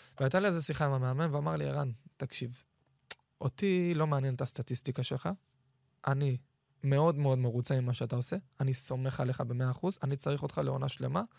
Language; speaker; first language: Hebrew; native; Hebrew